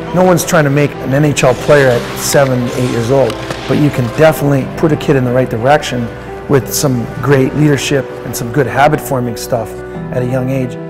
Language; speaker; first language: English; native; English